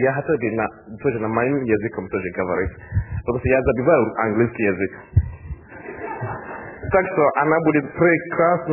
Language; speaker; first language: Russian; non-native, learner; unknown